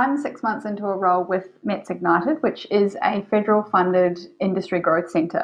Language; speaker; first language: English; native; English